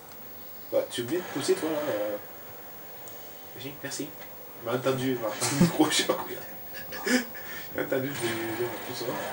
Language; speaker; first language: French; native; French